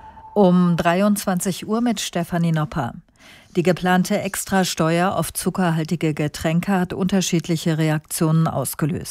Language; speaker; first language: German; native; German